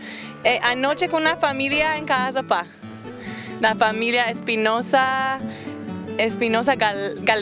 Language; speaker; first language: Spanish; non-native, fluent; English